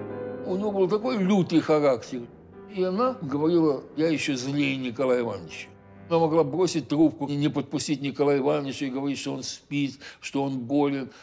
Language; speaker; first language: Russian; native; Russian